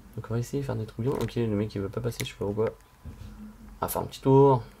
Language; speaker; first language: French; native; French